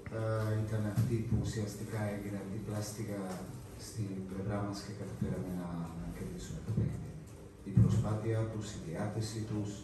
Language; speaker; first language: Greek; non-native, fluent; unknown